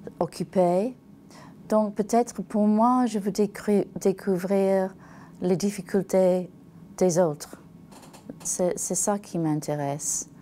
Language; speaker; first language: French; non-native, learner; English